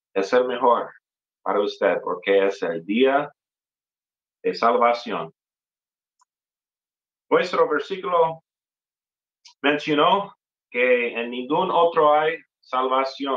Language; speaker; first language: Spanish; non-native, fluent; English